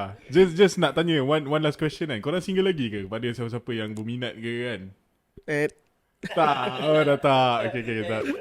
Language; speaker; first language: Malay; native; Malay